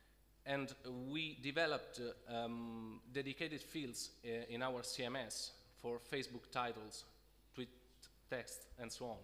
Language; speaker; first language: English; non-native, fluent; Italian